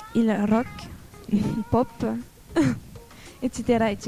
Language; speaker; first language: Italian; non-native, learner; French